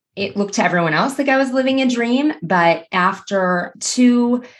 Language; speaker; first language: English; native; English